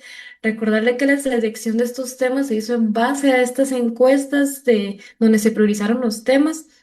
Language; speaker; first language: Spanish; native; Spanish